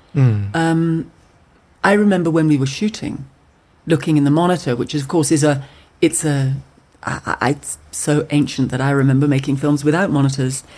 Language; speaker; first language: English; native; English